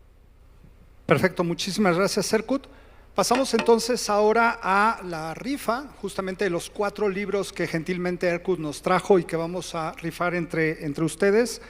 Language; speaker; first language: Spanish; native; Spanish